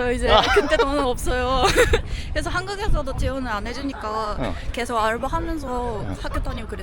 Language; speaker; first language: Korean; non-native, fluent; Japanese